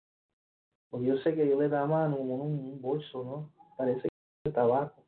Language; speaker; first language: Spanish; early bilingual, heritage; Spanish